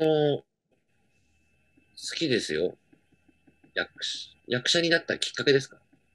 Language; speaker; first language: Japanese; native; Japanese